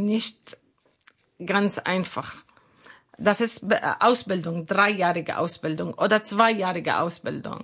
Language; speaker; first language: German; non-native, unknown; Arabic